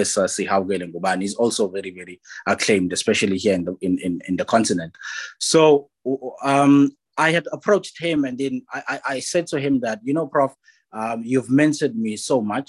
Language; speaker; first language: English; non-native, local second language; Zulu